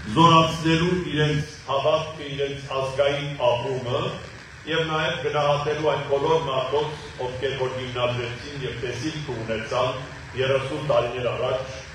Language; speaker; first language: Armenian; native; Armenian